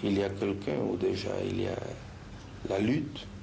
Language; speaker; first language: French; non-native, fluent; Spanish